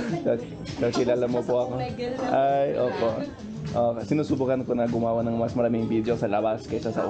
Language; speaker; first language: Filipino; non-native, fluent; English